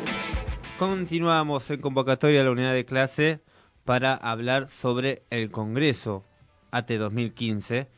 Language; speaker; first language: Spanish; native; Spanish